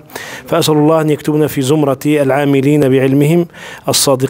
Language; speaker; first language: Arabic; native; Arabic